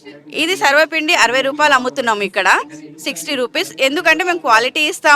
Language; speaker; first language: Telugu; native; Telugu